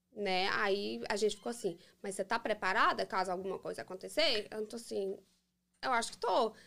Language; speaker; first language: Portuguese; early bilingual, heritage; English